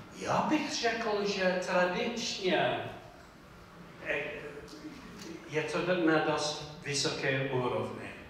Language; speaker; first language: Czech; non-native, fluent; English